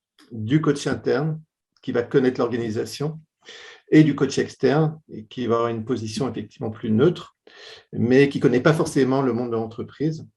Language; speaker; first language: French; native; French